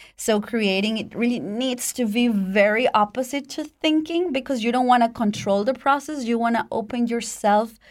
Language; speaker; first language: English; non-native, fluent; Spanish